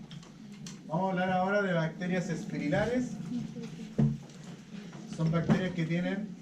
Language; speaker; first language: Spanish; native; Spanish